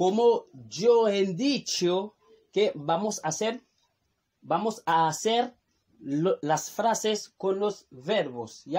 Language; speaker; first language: Spanish; non-native, fluent; Haitian Creole